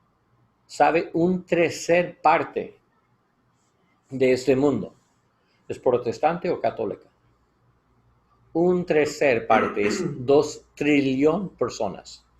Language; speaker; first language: Spanish; non-native, learner; English